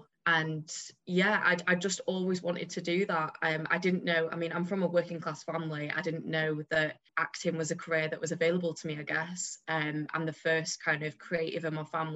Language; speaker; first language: English; native; English